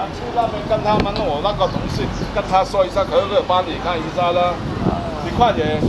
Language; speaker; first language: Chinese; native; Chinese